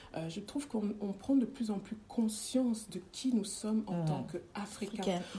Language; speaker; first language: French; early bilingual, other home language; Kongo